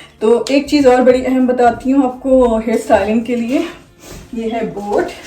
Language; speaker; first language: Urdu; native; Urdu